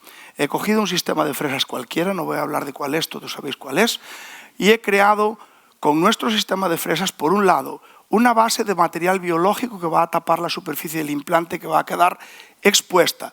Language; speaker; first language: Spanish; native; Spanish